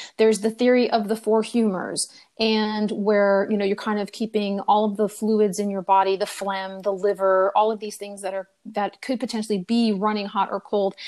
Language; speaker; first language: English; native; English